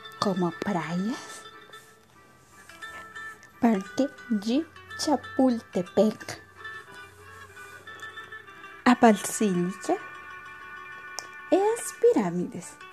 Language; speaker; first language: Portuguese; non-native, learner; Spanish